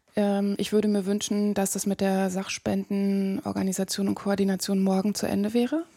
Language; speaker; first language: German; native; German